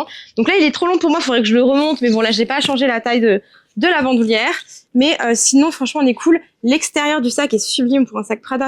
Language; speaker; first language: French; native; French